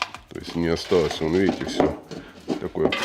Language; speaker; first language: Russian; native; Russian